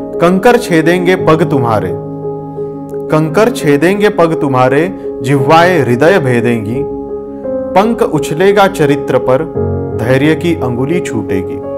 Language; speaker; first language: Hindi; non-native, local second language; Marathi